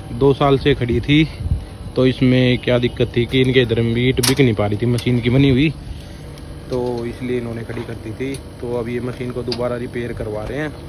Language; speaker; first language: Hindi; native; Hindi